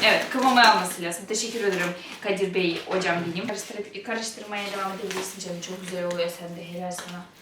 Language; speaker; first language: Turkish; non-native, fluent; Ukrainian